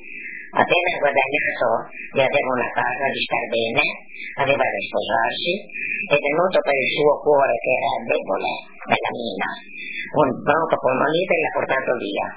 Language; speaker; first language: Italian; non-native, local second language; Friulian